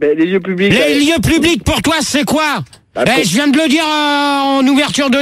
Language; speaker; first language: French; native; French